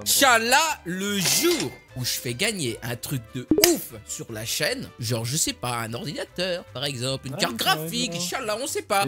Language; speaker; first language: French; native; French